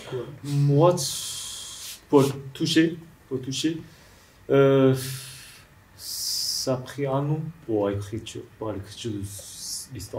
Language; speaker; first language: French; non-native, learner; Japanese